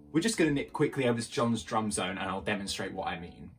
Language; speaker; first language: English; native; English